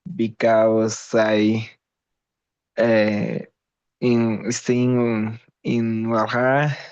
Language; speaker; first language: English; non-native, learner; Spanish